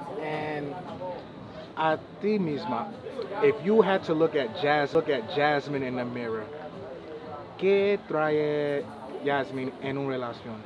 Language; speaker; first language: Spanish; non-native, learner; English